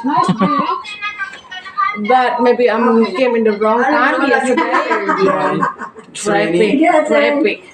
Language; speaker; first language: English; non-native, learner; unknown